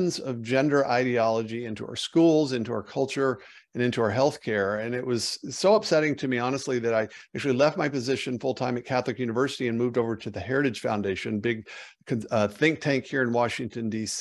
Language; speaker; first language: English; native; English